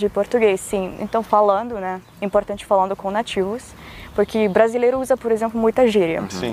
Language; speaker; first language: Portuguese; non-native, fluent; Macedonian